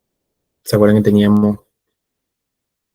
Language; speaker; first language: Spanish; native; Spanish